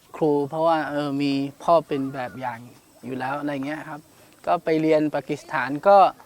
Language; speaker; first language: Thai; non-native, local second language; Malay